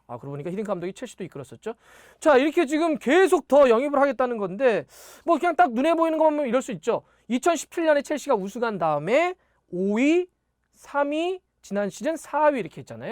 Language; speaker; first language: Korean; native; Korean